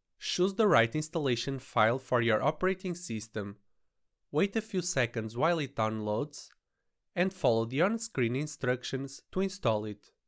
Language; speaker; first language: English; non-native, fluent; Portuguese